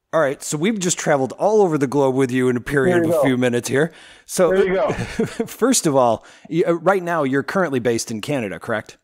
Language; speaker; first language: English; native; English